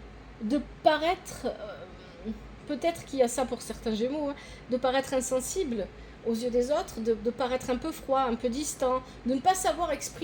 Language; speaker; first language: French; native; French